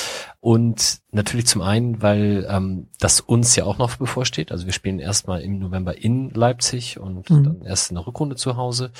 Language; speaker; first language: German; native; German